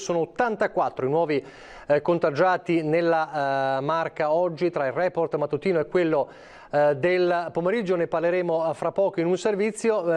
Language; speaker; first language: Italian; native; Italian